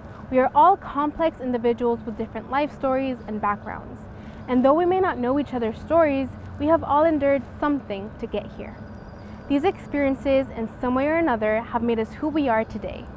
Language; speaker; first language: English; early bilingual, other home language; Spanish